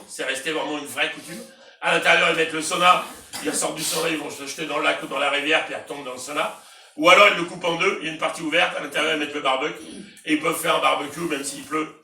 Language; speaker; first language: French; native; French